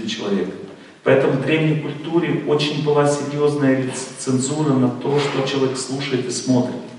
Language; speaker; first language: Russian; native; Russian